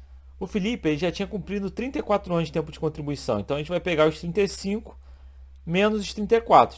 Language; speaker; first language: Portuguese; native; Portuguese